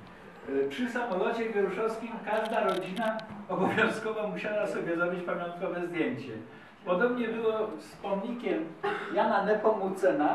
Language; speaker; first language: Polish; native; Polish